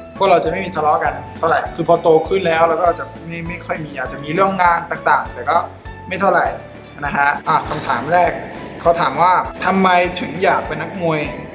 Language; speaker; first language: Thai; early bilingual, other home language; French